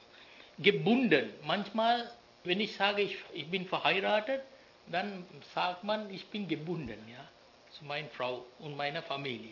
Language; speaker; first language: German; non-native, learner; Sinhala